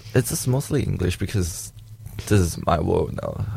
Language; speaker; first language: English; early bilingual, other home language; Chinese